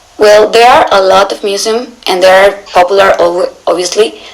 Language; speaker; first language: English; non-native, learner; Spanish